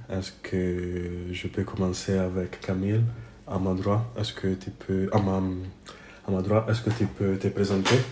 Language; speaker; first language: French; non-native, fluent; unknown